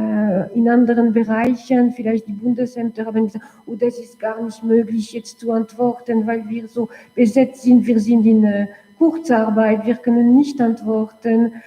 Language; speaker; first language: German; non-native, local second language; French